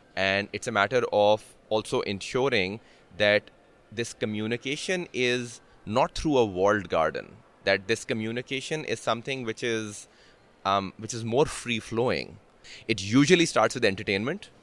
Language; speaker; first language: English; non-native, local second language; Urdu